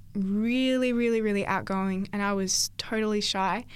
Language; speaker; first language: English; native; English